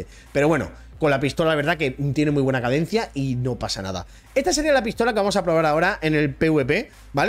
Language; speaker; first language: Spanish; native; Spanish